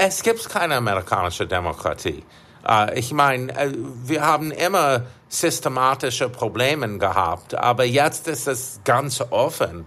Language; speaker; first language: German; non-native, fluent; English